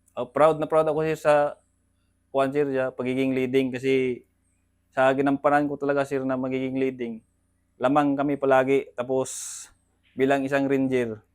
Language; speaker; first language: Filipino; non-native, local second language; Cebuano